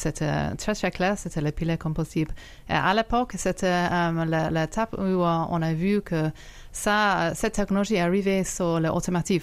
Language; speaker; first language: French; non-native, fluent; English